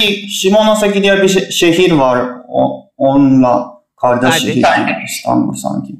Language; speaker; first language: Turkish; non-native, fluent; Japanese